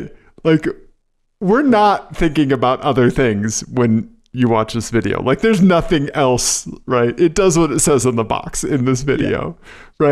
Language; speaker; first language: English; native; English